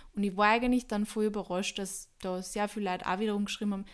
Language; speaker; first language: German; native; German